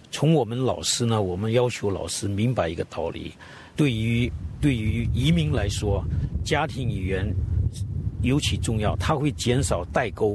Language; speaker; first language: Chinese; native; Chinese